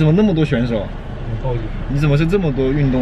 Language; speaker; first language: Chinese; native; Chinese